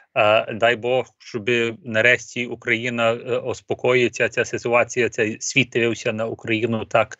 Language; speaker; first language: Ukrainian; early bilingual, heritage; Ukrainian